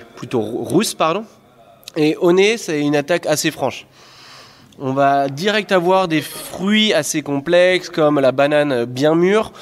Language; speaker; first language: French; native; French